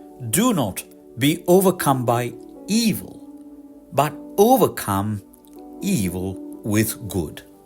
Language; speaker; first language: English; non-native, local second language; Malayalam